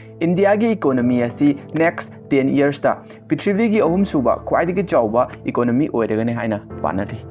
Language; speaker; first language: Manipuri; native; Manipuri